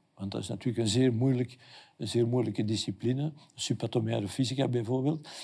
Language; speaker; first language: Dutch; native; Dutch